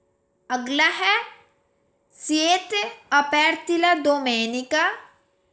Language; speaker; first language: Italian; non-native, fluent; Urdu